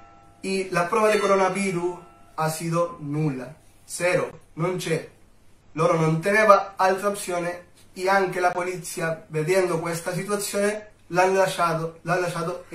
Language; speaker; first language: Italian; non-native, learner; Spanish